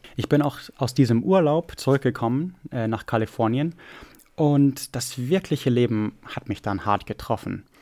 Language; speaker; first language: German; non-native, fluent; English